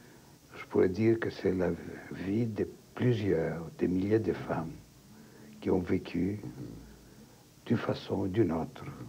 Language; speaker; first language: French; non-native, fluent; Greek